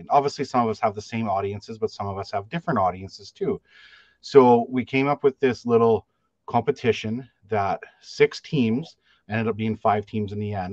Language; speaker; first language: English; native; English